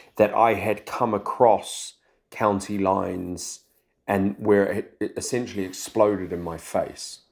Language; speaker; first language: English; native; English